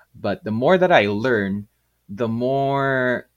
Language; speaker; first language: English; non-native, local second language; Filipino